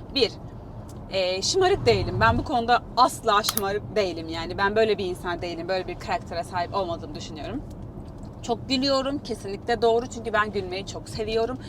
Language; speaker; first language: Turkish; native; Turkish